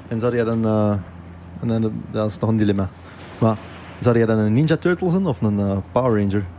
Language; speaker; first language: Dutch; native; Dutch